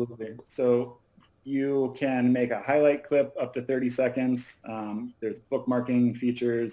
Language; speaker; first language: English; native; English